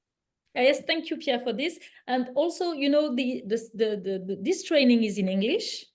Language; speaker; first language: English; non-native, fluent; French